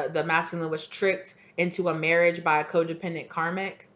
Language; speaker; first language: English; native; English